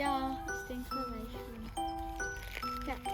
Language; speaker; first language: German; non-native, learner; Thai